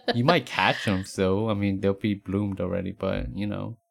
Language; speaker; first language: English; native; English